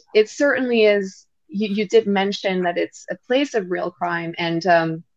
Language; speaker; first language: English; non-native, fluent; French